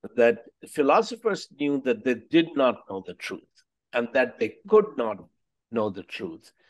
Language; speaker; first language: English; non-native, local second language; Hindi